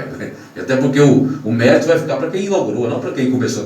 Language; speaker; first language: Portuguese; native; Portuguese